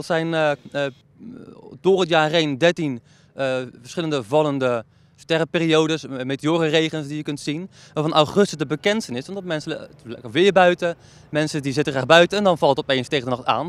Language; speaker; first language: Dutch; native; Dutch